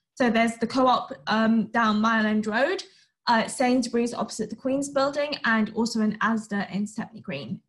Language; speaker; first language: English; native; English